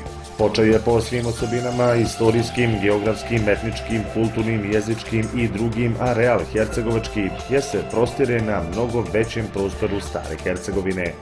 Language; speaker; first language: Bosnian; native; Bosnian